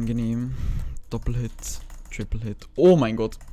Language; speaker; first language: German; native; German